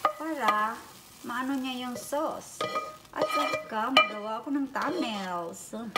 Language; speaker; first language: Filipino; non-native, local second language; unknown